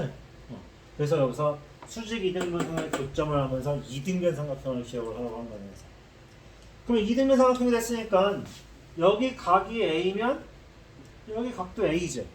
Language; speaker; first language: Korean; native; Korean